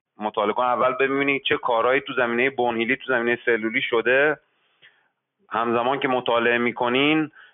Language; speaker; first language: Persian; native; Persian